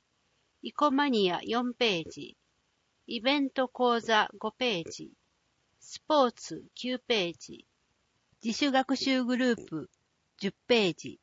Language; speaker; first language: Japanese; native; Japanese